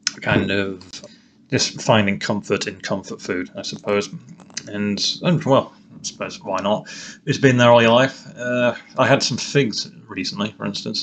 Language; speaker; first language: English; native; English